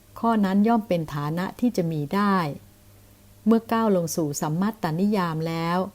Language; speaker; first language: Thai; native; Thai